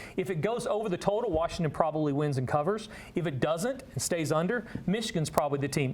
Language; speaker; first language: English; native; English